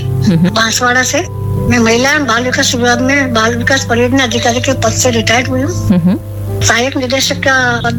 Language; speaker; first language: Hindi; native; Hindi